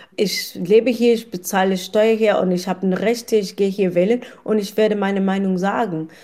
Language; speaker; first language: German; non-native, fluent; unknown